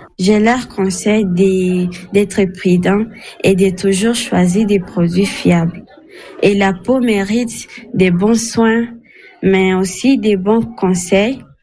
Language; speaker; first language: French; non-native, local second language; Swahili